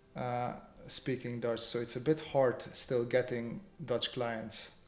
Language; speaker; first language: English; non-native, fluent; Romanian